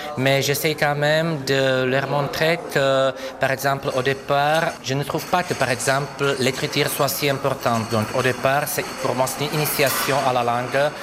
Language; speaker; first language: French; non-native, fluent; Czech